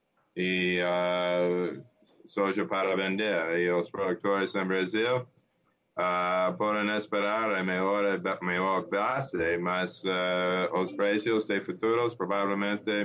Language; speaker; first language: Portuguese; non-native, learner; English